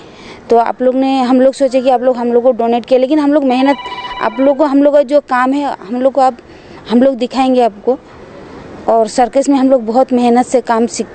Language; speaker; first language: Hindi; non-native, local second language; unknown